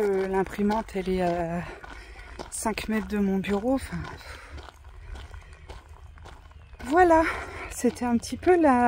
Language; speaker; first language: French; native; French